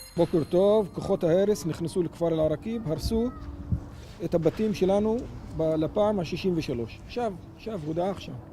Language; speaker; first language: Hebrew; non-native, local second language; Arabic